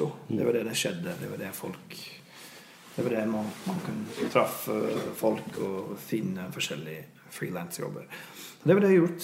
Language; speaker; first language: Norwegian; non-native, fluent; English